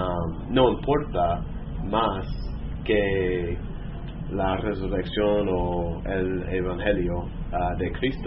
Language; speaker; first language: Spanish; non-native, fluent; English